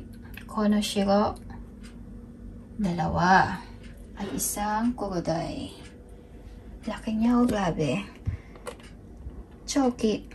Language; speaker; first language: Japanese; non-native, learner; Filipino